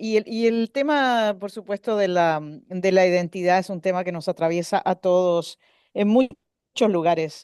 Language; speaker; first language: Spanish; native; Spanish